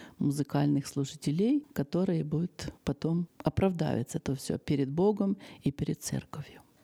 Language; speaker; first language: Russian; non-native, local second language; Ukrainian